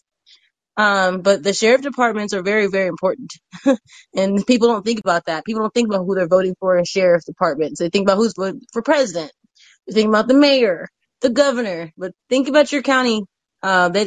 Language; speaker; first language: English; native; English